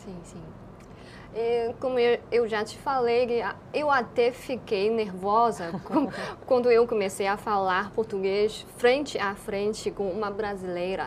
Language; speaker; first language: Portuguese; non-native, fluent; Chinese